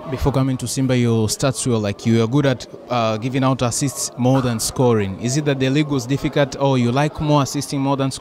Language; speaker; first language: English; non-native, local second language; Swahili